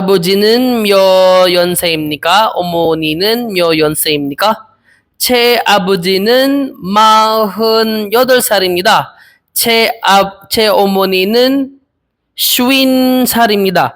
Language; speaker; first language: Korean; non-native, learner; Filipino